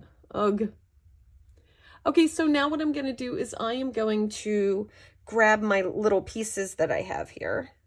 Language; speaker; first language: English; native; English